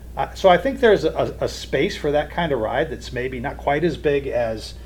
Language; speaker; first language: English; native; English